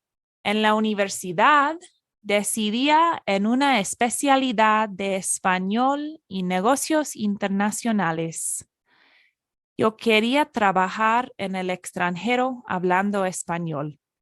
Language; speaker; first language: Spanish; non-native, fluent; English